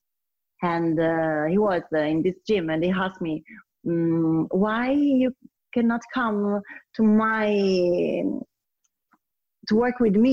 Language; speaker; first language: English; non-native, learner; Italian